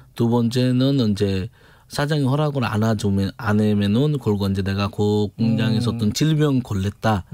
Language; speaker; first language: Korean; non-native, fluent; Bangla